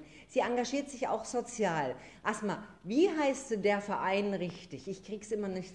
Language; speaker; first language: German; native; German